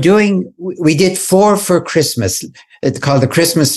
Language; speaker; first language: English; native; English